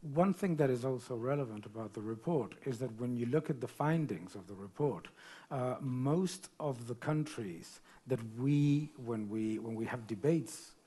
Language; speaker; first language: English; non-native, fluent; Spanish